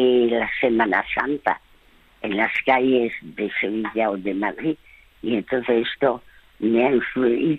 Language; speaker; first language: Spanish; early bilingual, other home language; French